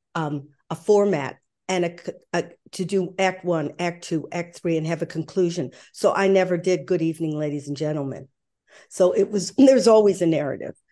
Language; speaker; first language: English; early bilingual, other home language; German